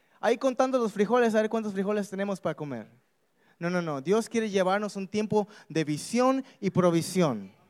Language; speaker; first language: Spanish; early bilingual, heritage; Spanish